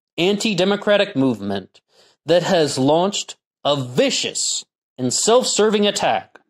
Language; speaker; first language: English; native; English